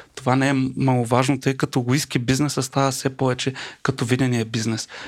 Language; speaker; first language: Bulgarian; native; Bulgarian